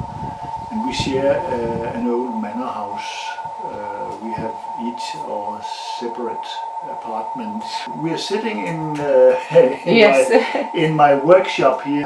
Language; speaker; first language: English; non-native, learner; Danish